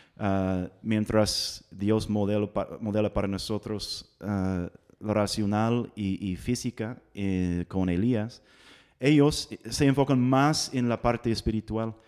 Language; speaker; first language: Spanish; non-native, fluent; English